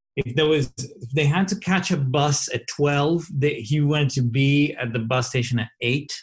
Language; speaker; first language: English; non-native, fluent; Portuguese